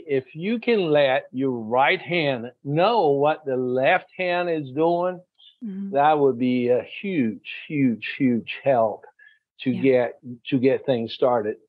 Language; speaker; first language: English; non-native, fluent; Spanish